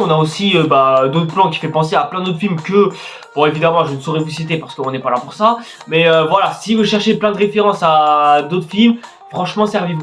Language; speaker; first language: French; native; French